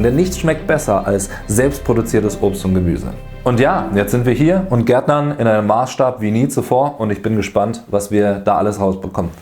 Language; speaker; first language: German; native; German